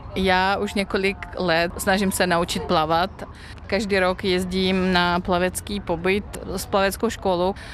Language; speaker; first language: Czech; non-native, fluent; Russian